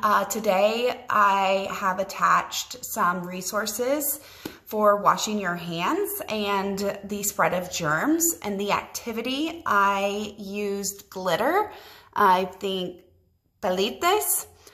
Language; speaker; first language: English; native; English